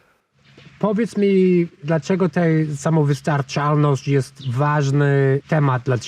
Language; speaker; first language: Polish; non-native, learner; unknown